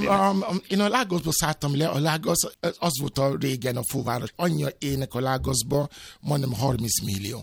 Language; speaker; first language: Hungarian; non-native, fluent; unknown